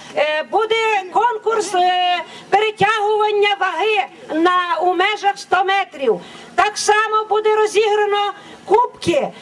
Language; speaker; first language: Ukrainian; native; Ukrainian